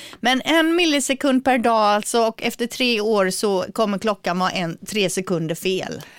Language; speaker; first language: Swedish; native; Swedish